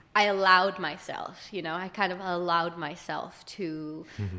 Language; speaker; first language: English; early bilingual, other home language; Hebrew